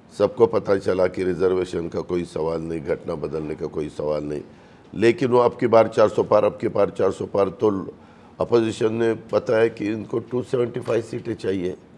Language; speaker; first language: Hindi; non-native, local second language; Marathi